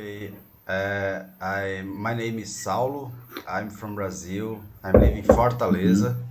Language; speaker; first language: English; non-native, learner; Portuguese